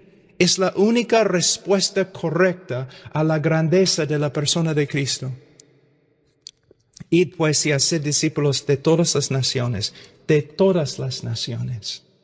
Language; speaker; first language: Spanish; non-native, fluent; English